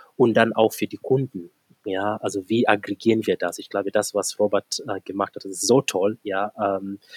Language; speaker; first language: German; non-native, fluent; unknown